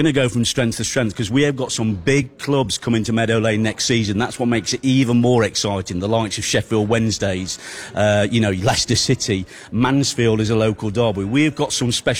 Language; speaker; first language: English; native; English